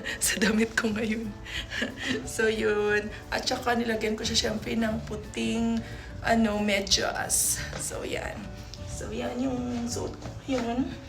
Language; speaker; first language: Filipino; non-native, local second language; Hiligaynon